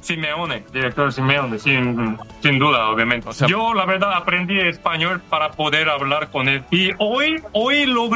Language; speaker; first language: Spanish; non-native, learner; Korean